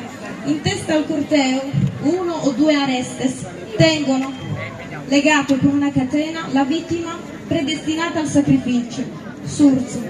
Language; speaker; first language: Italian; native; Italian